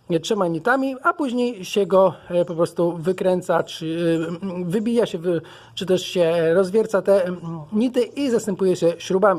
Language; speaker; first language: Polish; native; Polish